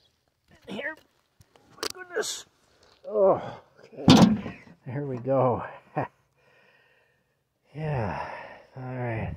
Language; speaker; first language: English; native; English